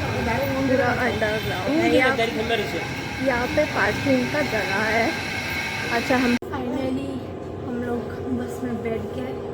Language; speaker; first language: Hindi; non-native, local second language; Bangla